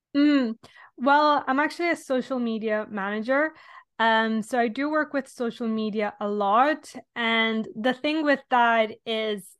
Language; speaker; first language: English; non-native, fluent; Italian